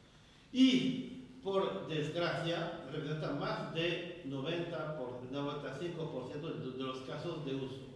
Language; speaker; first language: Spanish; non-native, fluent; French